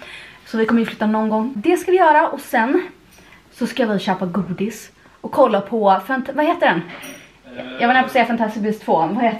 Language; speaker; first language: Swedish; native; Swedish